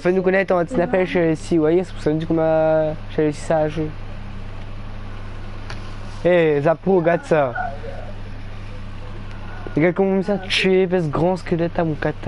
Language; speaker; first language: French; non-native, local second language; Réunion Creole French